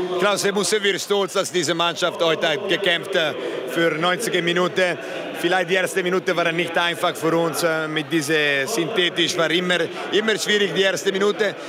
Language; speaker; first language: German; non-native, learner; Italian